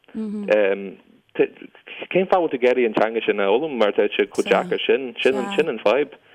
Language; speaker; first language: Irish; non-native, local second language; English